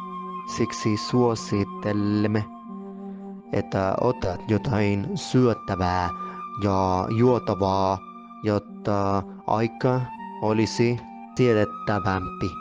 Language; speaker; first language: Finnish; non-native, learner; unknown